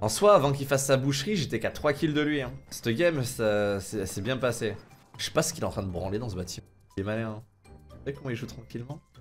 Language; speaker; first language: French; native; French